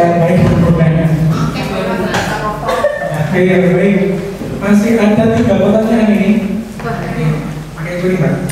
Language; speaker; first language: Indonesian; native; Indonesian